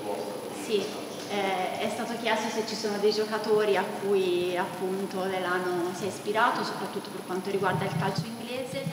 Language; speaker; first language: Italian; native; Italian